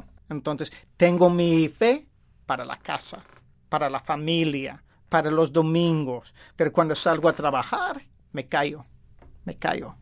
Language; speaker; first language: Spanish; non-native, fluent; English